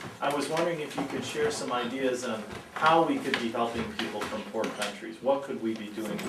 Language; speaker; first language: English; native; English